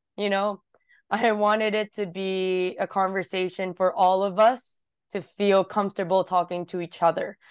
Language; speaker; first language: English; early bilingual, other home language; Japanese